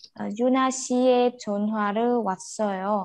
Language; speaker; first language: Korean; non-native, learner; Vietnamese